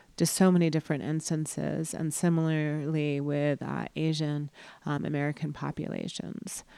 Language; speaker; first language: English; native; English